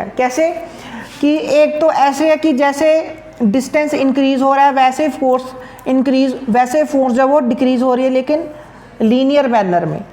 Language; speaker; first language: Hindi; non-native, local second language; Punjabi